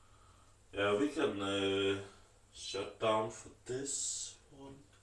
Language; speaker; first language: English; non-native, learner; Danish